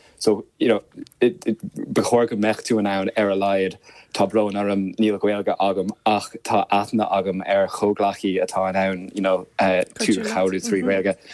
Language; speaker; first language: Irish; non-native, local second language; English